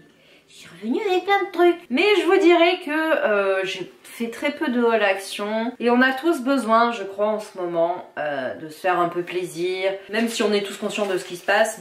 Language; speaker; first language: French; native; French